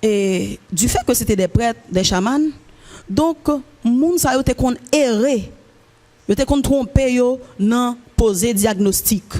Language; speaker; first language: French; non-native, local second language; Haitian Creole